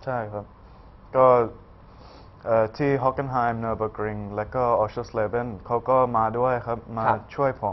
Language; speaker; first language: Thai; early bilingual, heritage; Thai